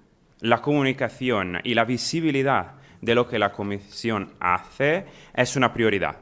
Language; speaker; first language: Spanish; non-native, fluent; Italian